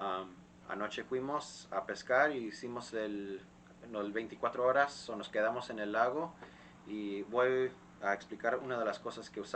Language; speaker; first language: Spanish; early bilingual, heritage; Spanish